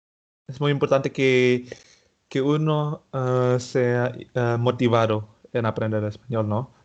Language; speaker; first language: Spanish; non-native, fluent; Indonesian